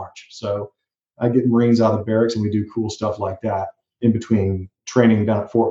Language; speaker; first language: English; native; English